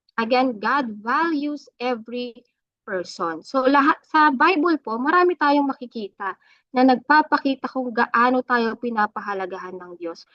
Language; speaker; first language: Filipino; non-native, local second language; Iloko